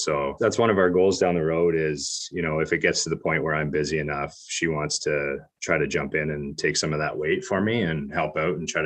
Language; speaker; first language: English; native; English